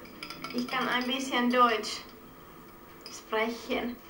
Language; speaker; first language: German; non-native, learner; Finnish